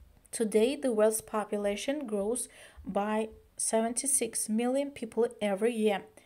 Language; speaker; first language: English; non-native, fluent; Azerbaijani